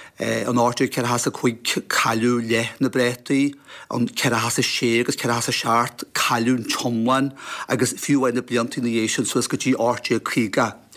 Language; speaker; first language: Irish; native; Irish